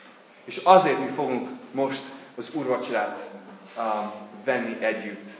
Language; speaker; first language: Hungarian; non-native, fluent; English